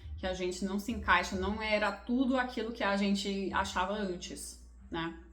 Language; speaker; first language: Portuguese; non-native, fluent; English